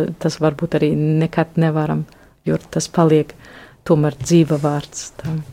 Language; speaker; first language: Latvian; non-native, fluent; German